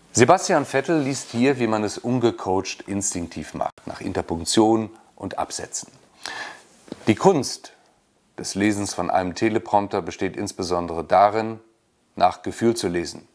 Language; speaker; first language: German; native; German